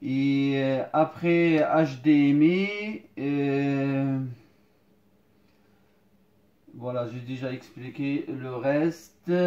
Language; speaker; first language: French; non-native, fluent; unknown